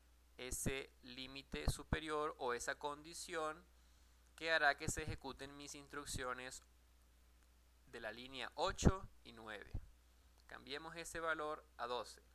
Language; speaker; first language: Spanish; native; Spanish